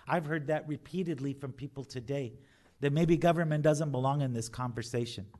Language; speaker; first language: English; native; English